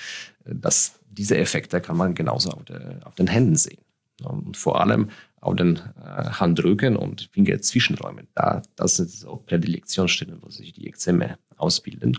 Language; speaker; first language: German; non-native, fluent; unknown